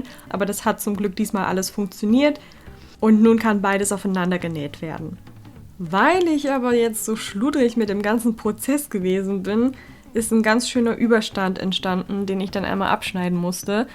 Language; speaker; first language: German; native; German